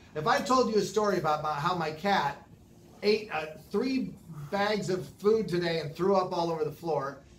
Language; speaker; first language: English; native; English